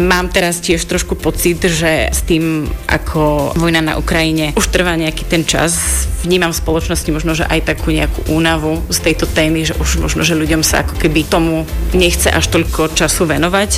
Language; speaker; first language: Slovak; native; Slovak